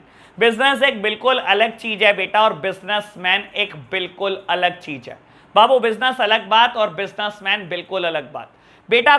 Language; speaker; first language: Hindi; native; Hindi